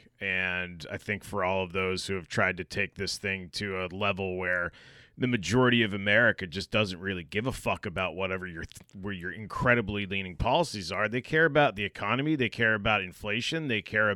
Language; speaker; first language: English; native; English